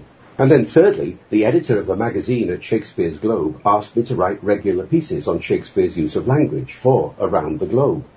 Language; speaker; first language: English; native; English